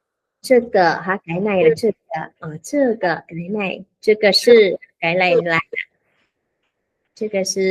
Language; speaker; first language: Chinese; non-native, fluent; Vietnamese